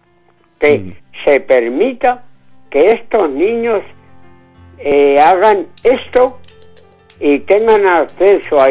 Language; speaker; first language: Spanish; native; Spanish